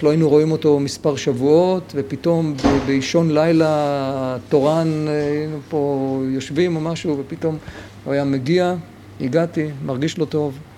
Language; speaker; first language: Hebrew; native; Hebrew